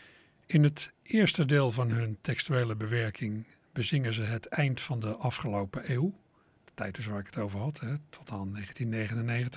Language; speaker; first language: Dutch; native; Dutch